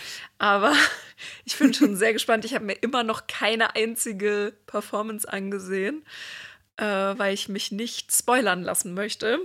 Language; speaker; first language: German; native; German